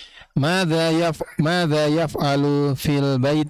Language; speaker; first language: Arabic; non-native, learner; Indonesian